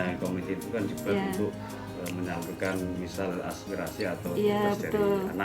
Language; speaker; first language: Indonesian; native; Indonesian